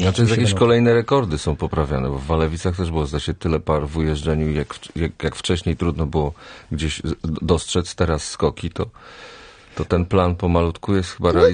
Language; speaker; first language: Polish; native; Polish